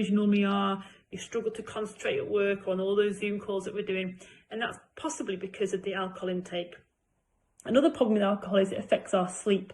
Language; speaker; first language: English; native; English